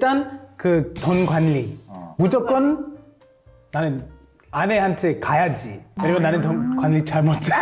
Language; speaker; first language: Korean; non-native, fluent; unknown